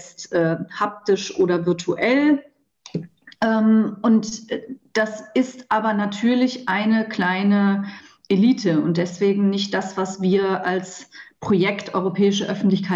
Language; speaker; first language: German; native; German